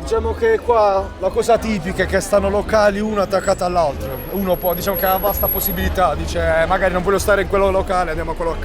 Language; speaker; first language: Italian; native; Italian